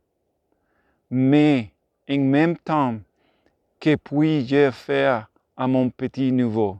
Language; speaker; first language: French; non-native, learner; Spanish